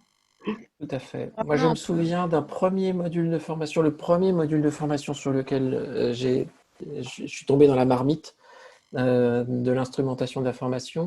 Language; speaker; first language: French; native; French